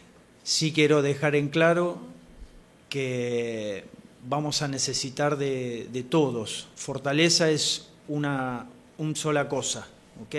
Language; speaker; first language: Spanish; non-native, fluent; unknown